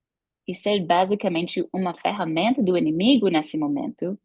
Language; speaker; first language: Portuguese; non-native, fluent; English